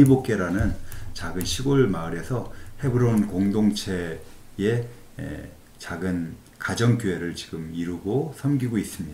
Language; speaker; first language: Korean; native; Korean